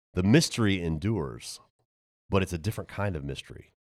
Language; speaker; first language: English; native; English